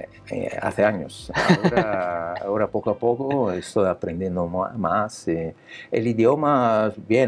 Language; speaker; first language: Spanish; non-native, learner; Italian